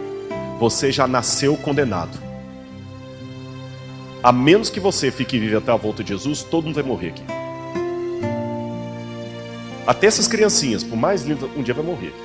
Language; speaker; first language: Portuguese; native; Portuguese